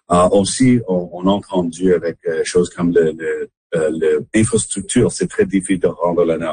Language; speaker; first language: French; non-native, local second language; English